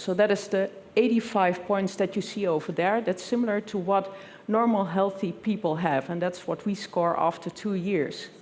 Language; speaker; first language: English; non-native, fluent; Dutch